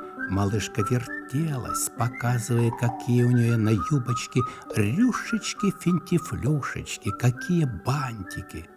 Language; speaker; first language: Russian; native; Russian